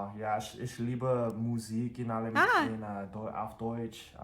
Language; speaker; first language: German; non-native, learner; English